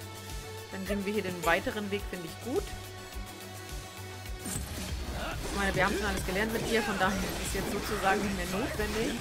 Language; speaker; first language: German; native; German